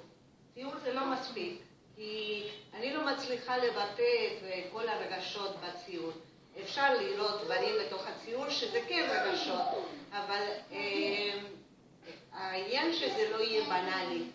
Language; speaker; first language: Hebrew; non-native, fluent; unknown